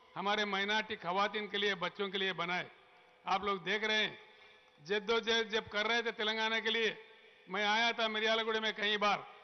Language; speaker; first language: Hindi; non-native, local second language; Telugu